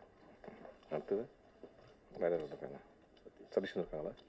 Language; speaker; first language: Tamil; native; Tamil